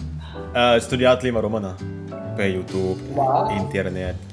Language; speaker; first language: Romanian; non-native, learner; Indonesian